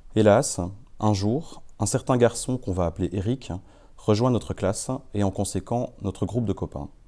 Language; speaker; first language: French; native; French